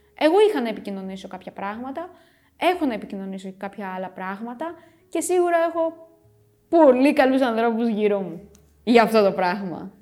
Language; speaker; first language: Greek; early bilingual, other home language; Romanian